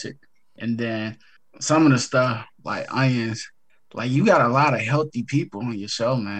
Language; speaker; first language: English; native; English